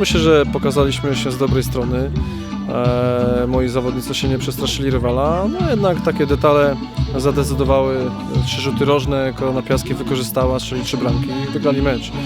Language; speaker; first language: Polish; native; Polish